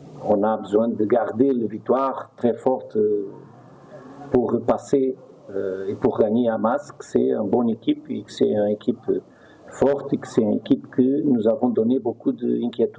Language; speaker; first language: French; non-native, fluent; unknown